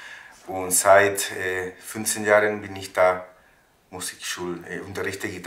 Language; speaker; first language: German; non-native, fluent; Spanish